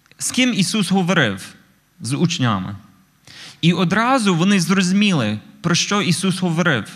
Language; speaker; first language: Ukrainian; non-native, fluent; English